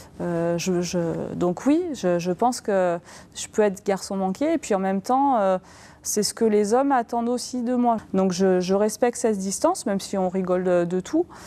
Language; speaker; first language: French; native; French